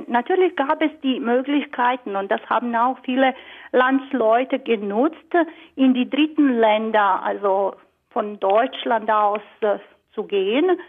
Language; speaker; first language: German; non-native, fluent; Croatian